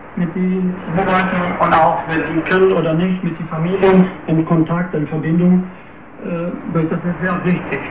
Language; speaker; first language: German; non-native, fluent; Portuguese